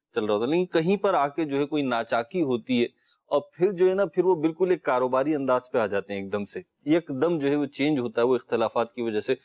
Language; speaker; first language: Urdu; native; Urdu